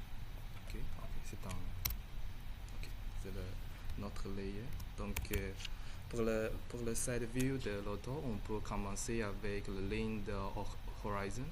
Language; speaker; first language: French; non-native, learner; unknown